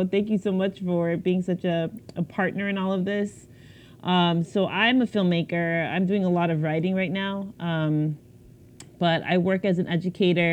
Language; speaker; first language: English; native; English